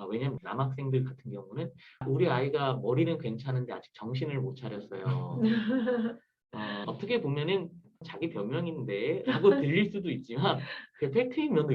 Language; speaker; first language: Korean; native; Korean